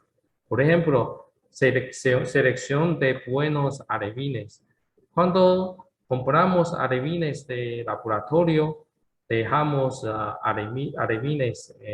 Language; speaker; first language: Spanish; non-native, learner; Chinese